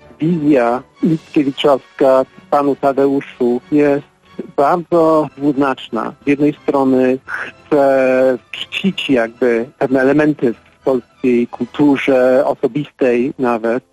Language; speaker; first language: Polish; non-native, fluent; English